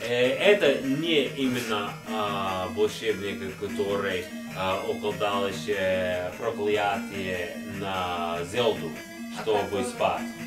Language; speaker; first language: Russian; non-native, learner; English